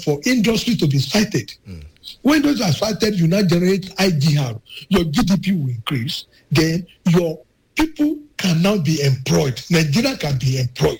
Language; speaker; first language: English; non-native, local second language; Yoruba